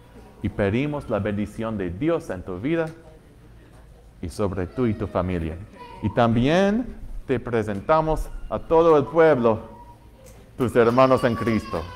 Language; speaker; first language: Spanish; non-native, fluent; English